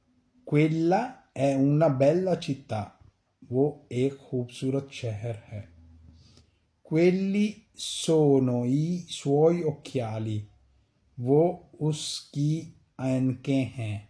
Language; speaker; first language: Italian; non-native, fluent; Urdu